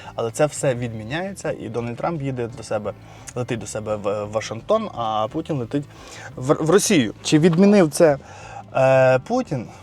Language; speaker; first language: Ukrainian; non-native, local second language; Russian